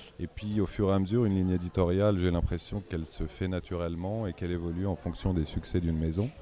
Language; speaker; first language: French; native; French